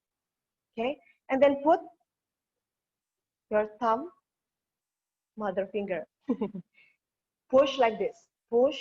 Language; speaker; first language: English; non-native, learner; Indonesian